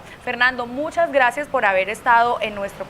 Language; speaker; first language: Spanish; native; Spanish